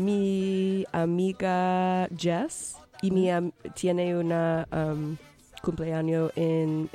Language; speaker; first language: Spanish; non-native, learner; English